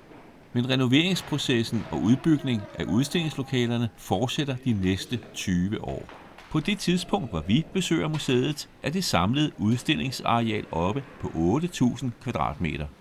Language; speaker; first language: Danish; native; Danish